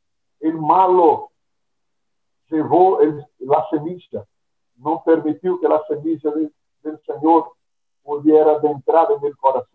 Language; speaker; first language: Spanish; non-native, fluent; Portuguese